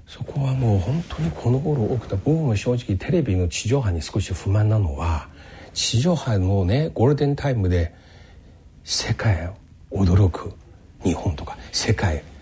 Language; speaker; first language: Japanese; non-native, fluent; Chinese